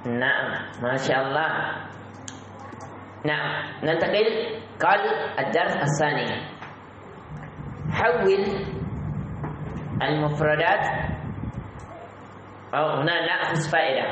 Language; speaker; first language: Arabic; non-native, fluent; Indonesian